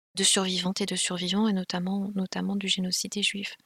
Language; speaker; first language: French; non-native, local second language; Kinyarwanda